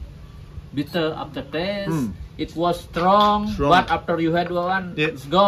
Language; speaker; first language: English; non-native, learner; Indonesian